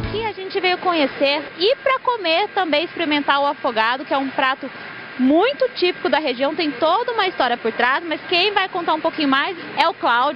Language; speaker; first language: Portuguese; native; Portuguese